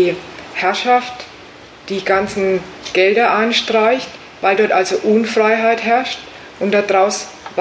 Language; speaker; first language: German; native; German